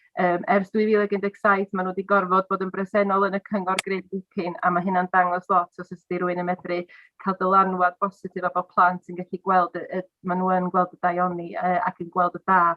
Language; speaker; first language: Welsh; native; Welsh